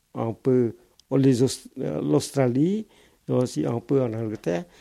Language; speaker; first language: French; non-native, fluent; Khmer